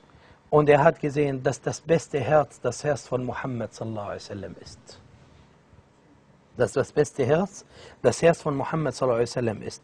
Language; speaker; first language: German; non-native, fluent; Arabic